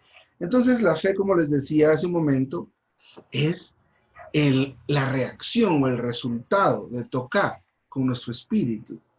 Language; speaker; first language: Spanish; native; Spanish